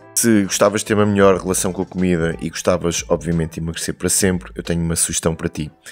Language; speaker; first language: Portuguese; native; Portuguese